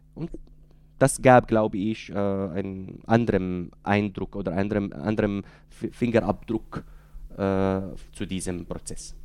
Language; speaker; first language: German; non-native, fluent; Arabic